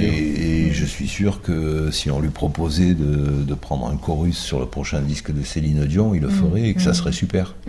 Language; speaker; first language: French; native; French